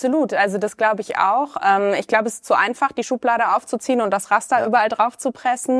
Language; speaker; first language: German; native; German